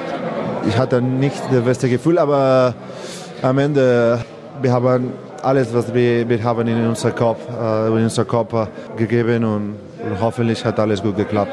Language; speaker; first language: German; non-native, learner; Spanish